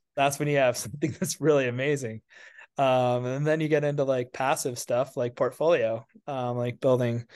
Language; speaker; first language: English; native; English